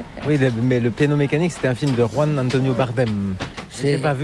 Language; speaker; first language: French; native; French